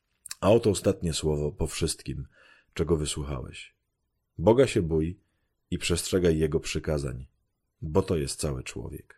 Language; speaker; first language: Polish; native; Polish